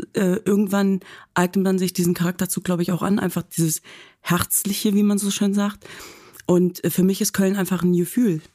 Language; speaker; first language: German; native; German